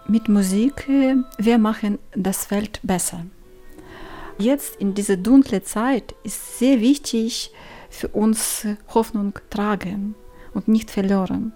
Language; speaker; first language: German; non-native, learner; Ukrainian